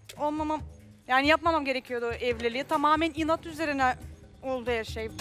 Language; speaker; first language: Turkish; non-native, fluent; Russian